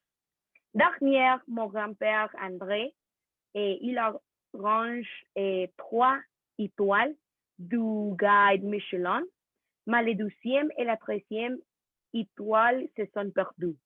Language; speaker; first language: French; non-native, learner; Spanish